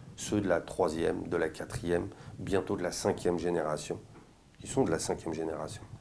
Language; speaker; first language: French; native; French